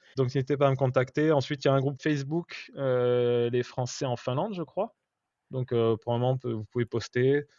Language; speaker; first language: French; native; French